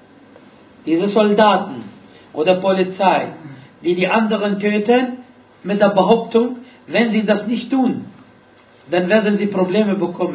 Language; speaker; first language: German; non-native, fluent; Arabic